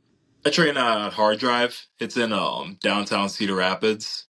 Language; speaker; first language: English; native; English